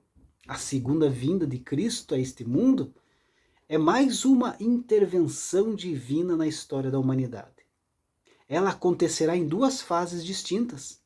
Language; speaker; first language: Portuguese; native; Portuguese